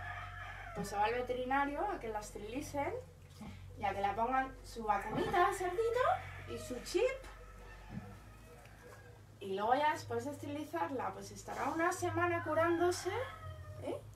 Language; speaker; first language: Spanish; native; Spanish